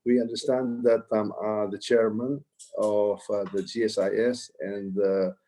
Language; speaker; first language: English; non-native, local second language; Filipino